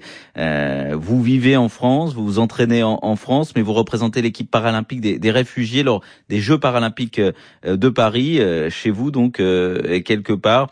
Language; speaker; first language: French; native; French